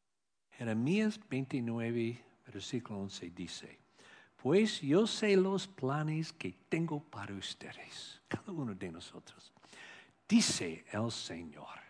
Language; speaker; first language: Spanish; non-native, learner; English